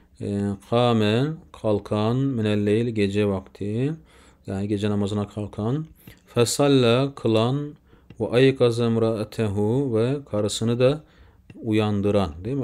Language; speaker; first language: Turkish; native; Turkish